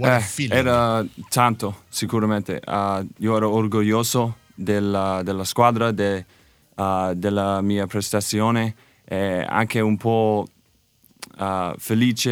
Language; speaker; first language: Italian; non-native, learner; English